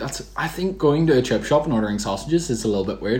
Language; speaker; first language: English; native; English